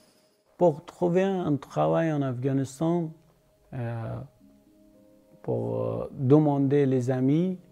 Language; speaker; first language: French; non-native, learner; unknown